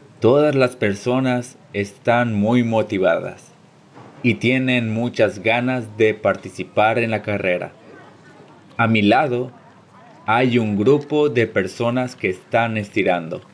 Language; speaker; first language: Spanish; early bilingual, heritage; Spanish